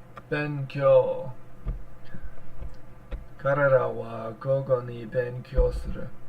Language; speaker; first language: Japanese; non-native, learner; English